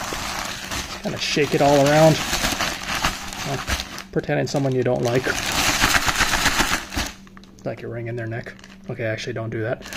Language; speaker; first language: English; native; English